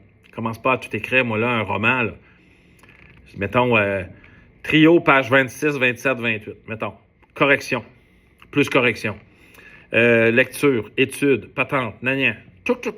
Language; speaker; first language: French; native; French